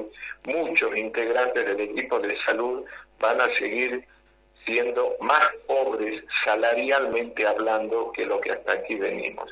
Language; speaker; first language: Spanish; native; Spanish